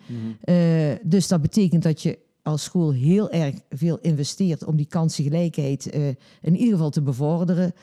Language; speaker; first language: Dutch; native; Dutch